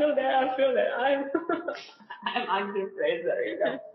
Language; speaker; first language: English; non-native, learner; Indonesian